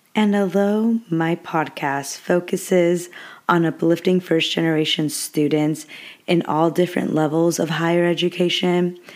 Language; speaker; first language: English; early bilingual, other home language; Spanish